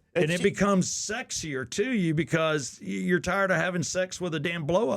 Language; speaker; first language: English; native; English